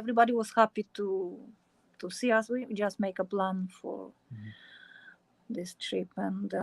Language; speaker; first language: English; non-native, learner; Ukrainian